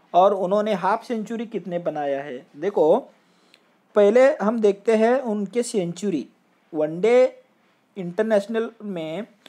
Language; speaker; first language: Hindi; non-native, local second language; Marathi